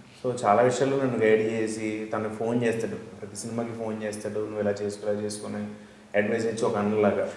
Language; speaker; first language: Telugu; native; Telugu